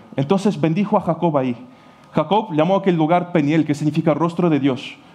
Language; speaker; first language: Spanish; non-native, fluent; Ukrainian